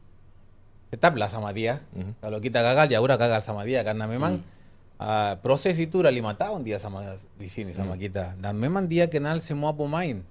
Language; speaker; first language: Indonesian; non-native, fluent; Spanish